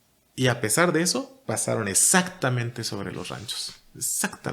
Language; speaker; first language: Spanish; native; Spanish